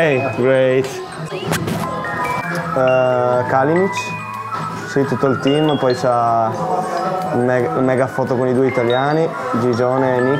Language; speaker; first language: Italian; native; Italian